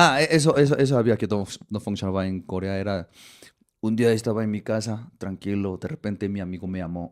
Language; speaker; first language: Spanish; non-native, fluent; Korean